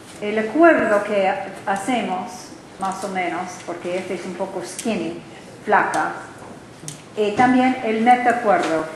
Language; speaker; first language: Spanish; non-native, learner; English